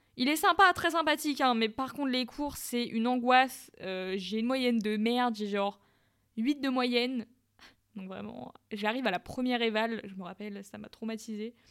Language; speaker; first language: French; native; French